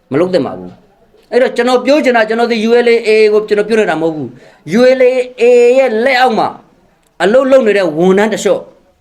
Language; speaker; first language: Burmese; non-native, local second language; Rohingya